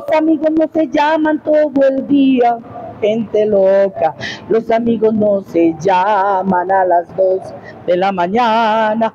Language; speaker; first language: Spanish; native; Spanish